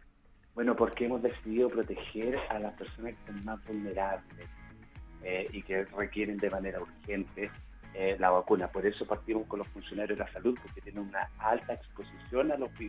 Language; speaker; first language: Spanish; native; Spanish